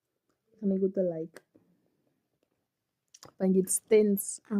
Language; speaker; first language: Dutch; non-native, learner; Afrikaans